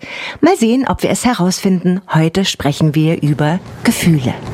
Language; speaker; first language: German; native; German